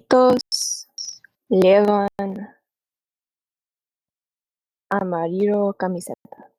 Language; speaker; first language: Spanish; non-native, learner; English